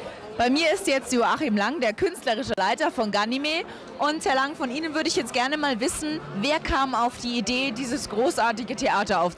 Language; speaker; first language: German; native; German